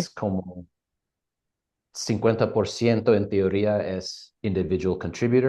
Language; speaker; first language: Spanish; non-native, fluent; English